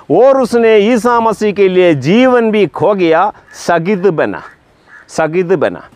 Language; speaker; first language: Hindi; non-native, local second language; Malayalam